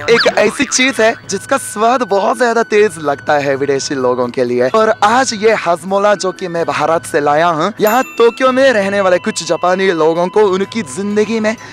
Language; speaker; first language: Hindi; non-native, fluent; Japanese